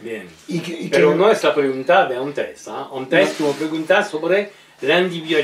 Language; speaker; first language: Spanish; non-native, learner; French